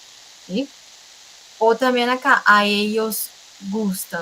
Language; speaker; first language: Spanish; non-native, fluent; Portuguese